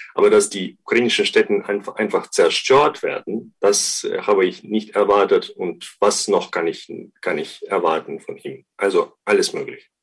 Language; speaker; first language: German; non-native, fluent; Ukrainian